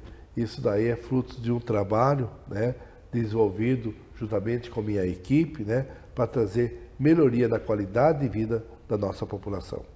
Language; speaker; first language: Portuguese; native; Portuguese